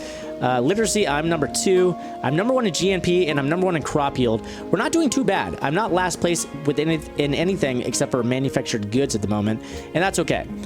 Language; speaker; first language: English; native; English